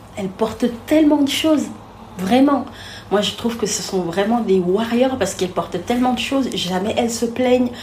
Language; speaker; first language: French; non-native, local second language; Wolof